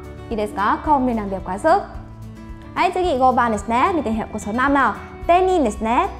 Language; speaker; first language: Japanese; non-native, fluent; Vietnamese